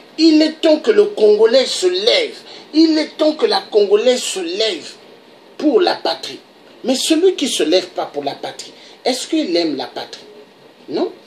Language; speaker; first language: French; non-native, local second language; Lingala